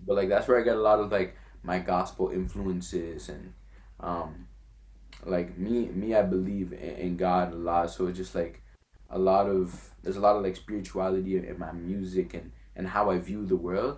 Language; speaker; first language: English; non-native, fluent; French